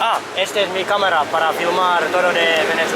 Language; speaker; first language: Spanish; non-native, learner; Finnish